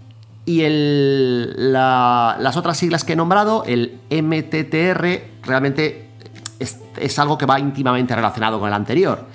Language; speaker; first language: Spanish; native; Spanish